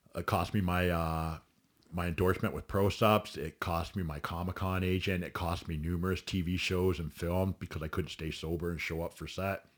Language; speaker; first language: English; native; English